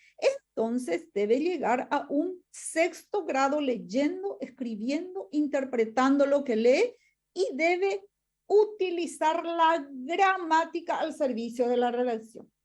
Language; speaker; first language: Spanish; non-native, local second language; Guarani